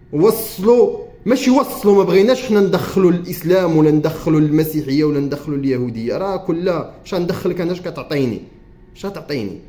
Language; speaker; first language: Arabic; native; Arabic